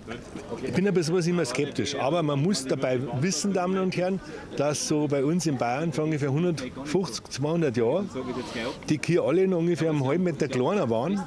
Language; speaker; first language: German; native; German